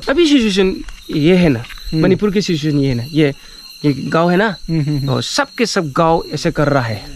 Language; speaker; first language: Hindi; non-native, local second language; Manipuri